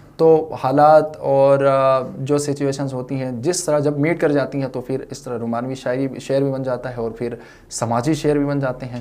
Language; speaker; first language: Urdu; non-native, local second language; Shina